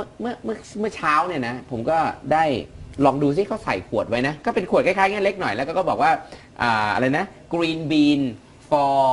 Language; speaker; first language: Thai; native; Thai